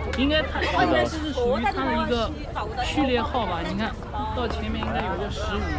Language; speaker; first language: Chinese; native; Chinese